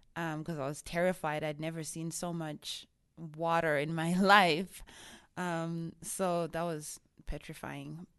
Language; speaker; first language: English; non-native, local second language; Shona